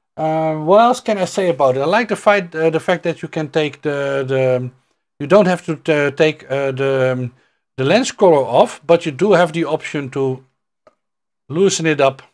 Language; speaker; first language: English; non-native, fluent; Dutch